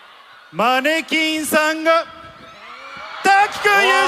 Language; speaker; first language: Japanese; native; Japanese